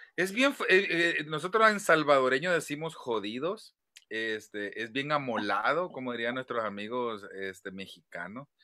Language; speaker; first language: Spanish; native; Spanish